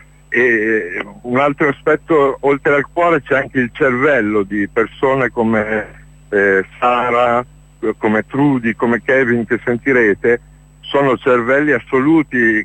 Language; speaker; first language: Italian; native; Italian